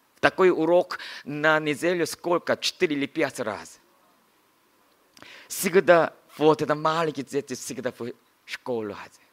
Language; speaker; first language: Russian; non-native, learner; Korean